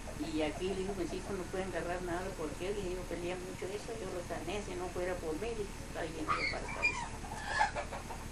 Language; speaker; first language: Spanish; non-native, local second language; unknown